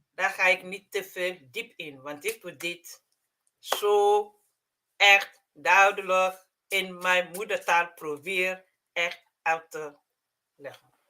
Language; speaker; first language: Dutch; non-native, fluent; Mandingo